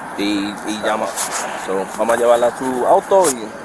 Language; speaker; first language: Spanish; early bilingual, other home language; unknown